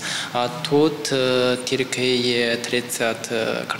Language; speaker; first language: Ukrainian; non-native, learner; Chinese